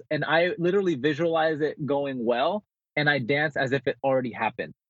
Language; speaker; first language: English; native; English